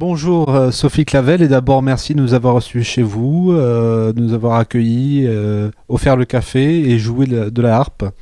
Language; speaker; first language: French; native; French